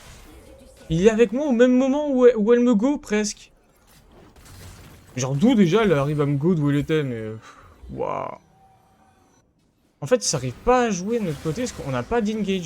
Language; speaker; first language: French; native; French